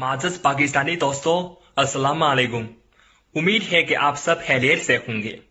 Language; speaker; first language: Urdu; non-native, learner; Chinese